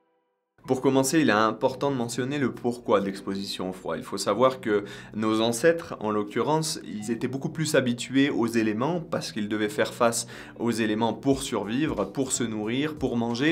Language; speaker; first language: French; native; French